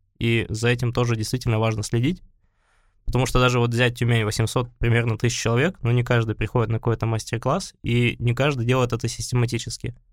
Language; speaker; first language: Russian; native; Russian